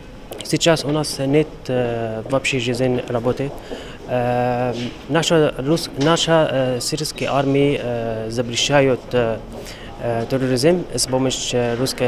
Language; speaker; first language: Russian; non-native, learner; Arabic